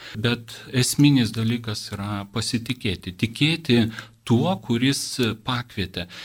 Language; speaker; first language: Lithuanian; non-native, local second language; Polish